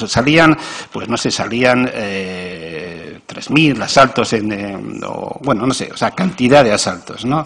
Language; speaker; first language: Spanish; native; Spanish